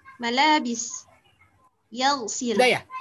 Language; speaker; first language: Arabic; non-native, learner; Indonesian